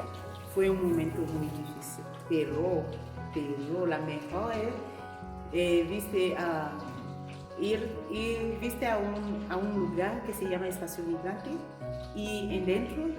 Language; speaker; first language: Spanish; non-native, learner; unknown